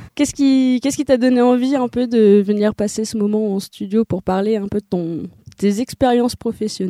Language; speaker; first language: French; native; French